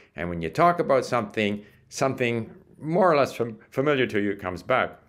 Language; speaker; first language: English; early bilingual, other home language; Czech